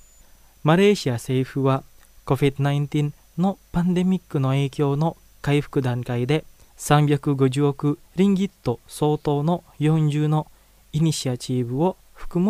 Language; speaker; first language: Japanese; non-native, fluent; Indonesian